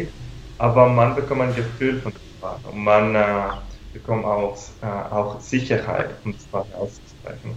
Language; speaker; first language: German; non-native, fluent; Spanish